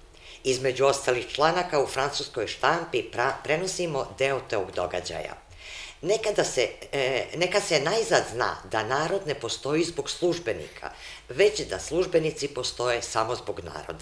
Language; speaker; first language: Serbian; native; Serbian